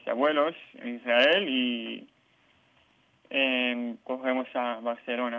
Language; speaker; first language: Spanish; non-native, learner; Hebrew